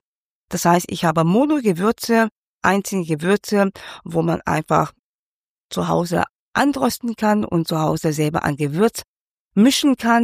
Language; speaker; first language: German; non-native, fluent; Cantonese